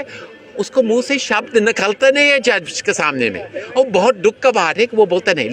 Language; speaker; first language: Hindi; non-native, fluent; English